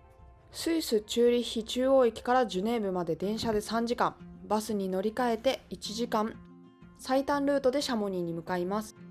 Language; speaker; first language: Japanese; native; Japanese